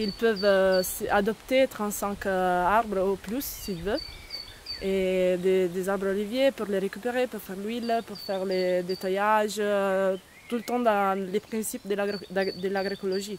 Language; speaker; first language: French; non-native, fluent; Italian